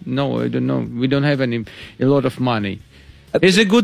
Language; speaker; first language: English; non-native, learner; Russian